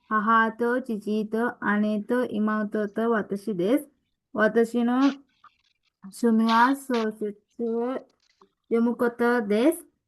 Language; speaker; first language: Japanese; non-native, learner; Sinhala